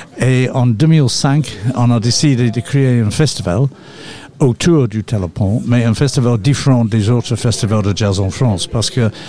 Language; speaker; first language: French; non-native, fluent; English